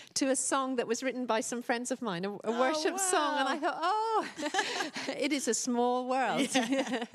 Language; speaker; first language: English; native; English